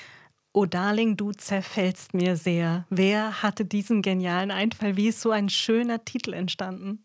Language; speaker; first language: German; native; German